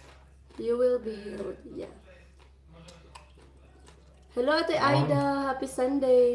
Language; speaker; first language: English; non-native, local second language; Cebuano